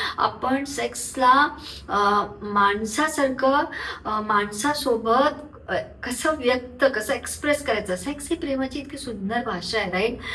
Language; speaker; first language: Marathi; non-native, local second language; Urdu